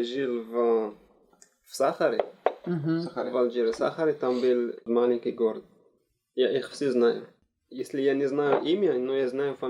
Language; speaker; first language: Russian; non-native, learner; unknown